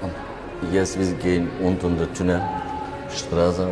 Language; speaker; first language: German; non-native, learner; Turkish